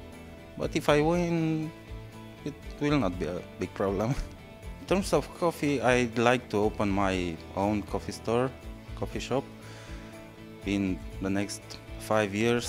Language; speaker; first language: English; non-native, learner; Romanian